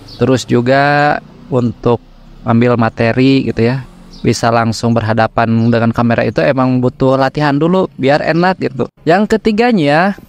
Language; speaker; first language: Indonesian; native; Indonesian